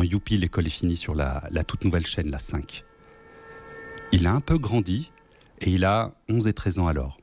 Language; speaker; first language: French; native; French